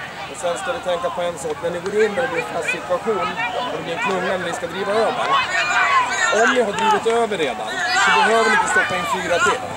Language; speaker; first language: Swedish; native; Swedish